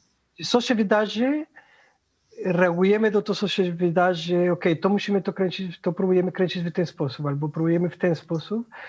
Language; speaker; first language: Polish; non-native, fluent; Spanish